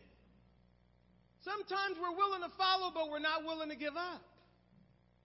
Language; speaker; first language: English; native; English